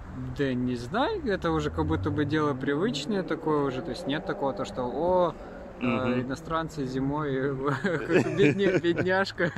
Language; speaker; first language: Russian; native; Russian